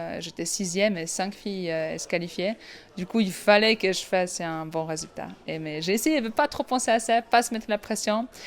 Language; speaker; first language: French; non-native, fluent; Polish